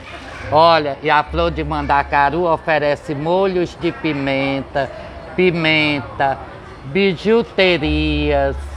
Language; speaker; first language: Portuguese; native; Portuguese